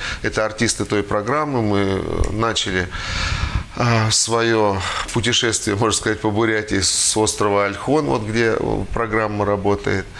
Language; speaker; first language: Russian; native; Russian